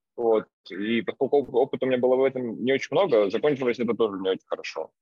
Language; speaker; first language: Russian; native; Russian